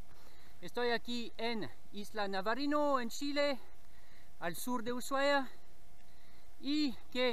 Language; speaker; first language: Spanish; non-native, learner; French